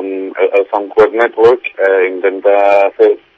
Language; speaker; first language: Catalan; non-native, fluent; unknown